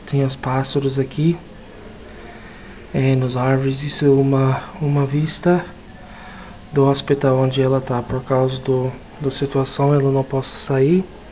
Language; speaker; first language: Portuguese; non-native, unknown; English